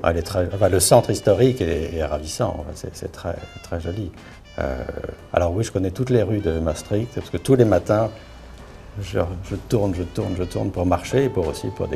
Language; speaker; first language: French; native; French